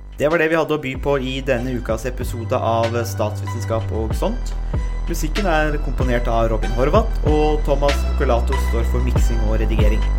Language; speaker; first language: Norwegian; native; Norwegian